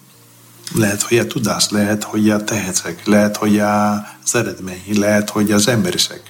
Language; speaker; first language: Hungarian; non-native, fluent; Greek